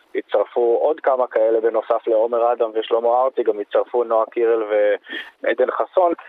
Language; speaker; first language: Hebrew; native; Hebrew